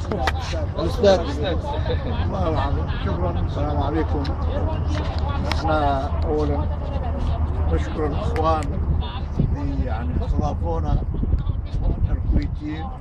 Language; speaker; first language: Arabic; non-native, local second language; Somali